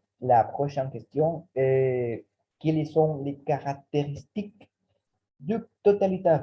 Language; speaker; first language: French; non-native, learner; Spanish